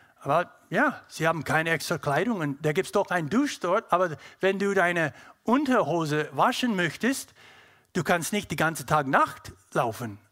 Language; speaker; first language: German; non-native, learner; English